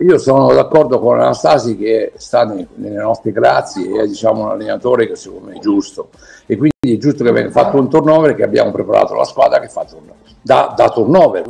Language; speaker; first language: Italian; native; Italian